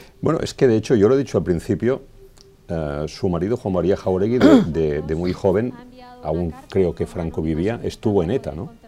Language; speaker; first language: Spanish; non-native, local second language; Catalan